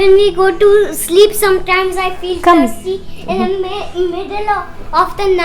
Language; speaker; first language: English; early bilingual, other home language; Hindi